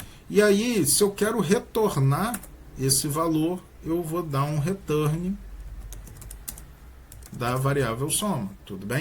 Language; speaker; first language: Portuguese; native; Portuguese